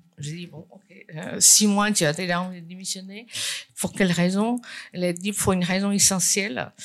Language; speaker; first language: French; non-native, fluent; Chinese